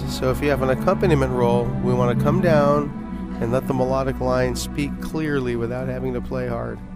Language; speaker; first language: English; native; English